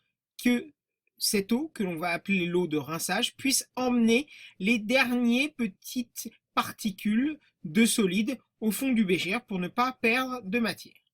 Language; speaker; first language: French; native; French